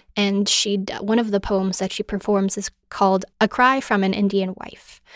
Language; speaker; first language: English; native; English